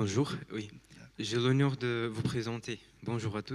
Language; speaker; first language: French; non-native, fluent; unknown